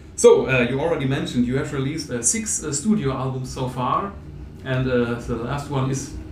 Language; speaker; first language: English; non-native, fluent; German